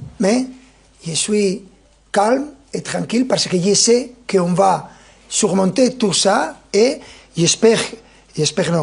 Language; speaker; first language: French; non-native, fluent; Spanish